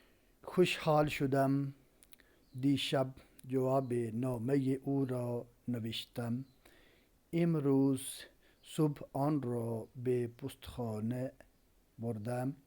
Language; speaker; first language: Persian; non-native, fluent; Urdu